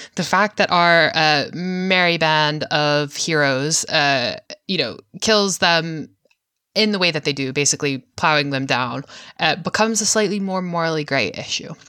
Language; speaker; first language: English; native; English